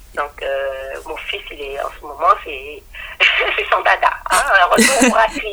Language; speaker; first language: French; non-native, local second language; Lingala